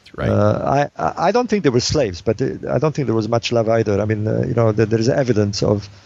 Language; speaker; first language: English; non-native, fluent; Arabic